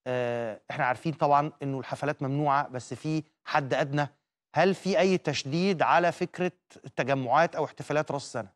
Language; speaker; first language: Arabic; native; Arabic